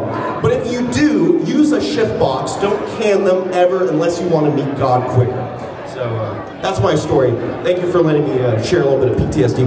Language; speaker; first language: English; native; English